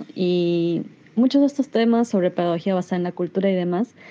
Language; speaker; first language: Spanish; native; Spanish